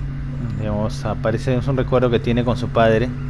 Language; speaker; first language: Spanish; native; Spanish